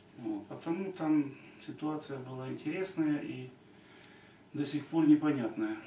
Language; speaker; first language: Russian; native; Russian